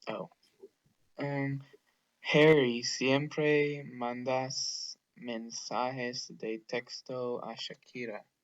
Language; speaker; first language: Spanish; non-native, learner; English